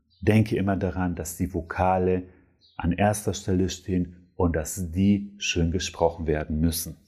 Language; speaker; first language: German; non-native, fluent; Polish